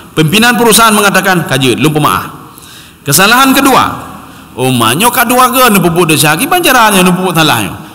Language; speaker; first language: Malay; non-native, local second language; Achinese